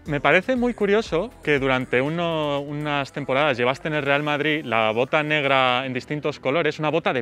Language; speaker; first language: Spanish; native; Spanish